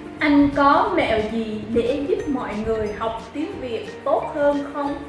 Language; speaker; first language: Vietnamese; native; Vietnamese